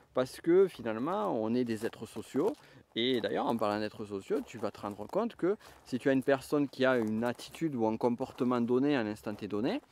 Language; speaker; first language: French; native; French